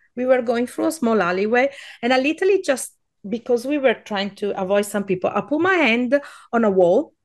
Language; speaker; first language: English; non-native, fluent; Italian